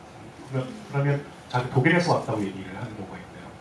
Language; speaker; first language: Korean; native; Korean